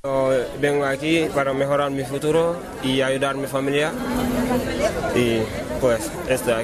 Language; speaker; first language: Spanish; non-native, learner; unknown